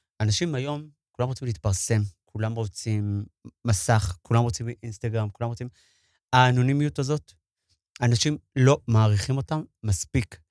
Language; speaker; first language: Hebrew; native; Hebrew